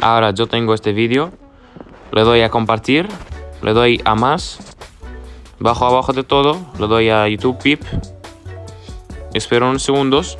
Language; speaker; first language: Spanish; native; Spanish